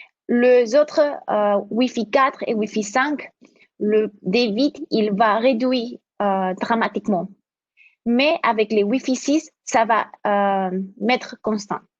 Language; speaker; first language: French; non-native, fluent; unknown